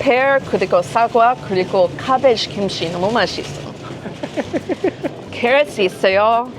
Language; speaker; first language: Korean; non-native, learner; English